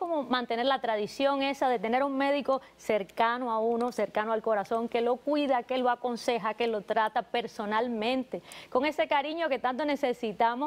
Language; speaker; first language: Spanish; native; Spanish